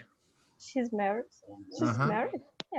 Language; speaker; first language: English; non-native, learner; Portuguese